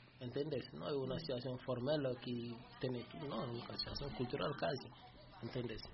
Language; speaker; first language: Spanish; non-native, learner; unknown